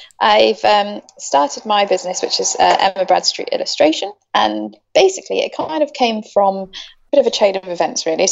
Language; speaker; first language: English; native; English